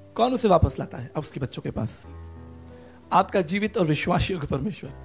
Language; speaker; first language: Hindi; native; Hindi